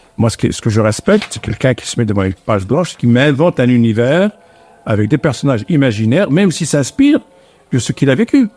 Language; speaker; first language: French; non-native, local second language; Arabic